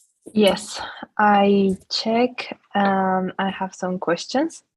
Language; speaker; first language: English; non-native, learner; Spanish